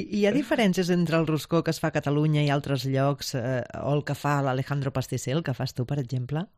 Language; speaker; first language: Catalan; native; Catalan